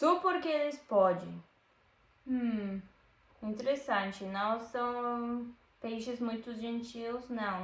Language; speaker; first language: Portuguese; non-native, learner; German